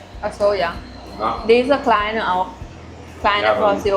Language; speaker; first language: German; non-native, learner; Thai